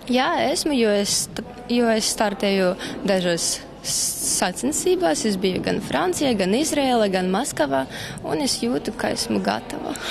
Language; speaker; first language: Latvian; non-native, local second language; Russian